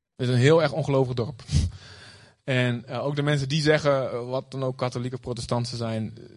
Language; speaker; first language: Dutch; native; Dutch